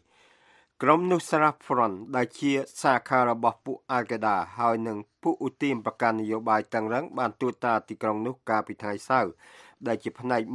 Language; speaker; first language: Khmer; native; Khmer